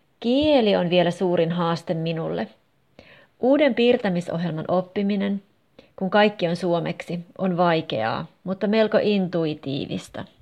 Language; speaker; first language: Finnish; native; Finnish